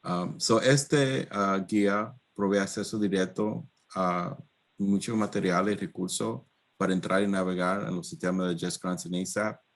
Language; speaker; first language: Spanish; non-native, fluent; English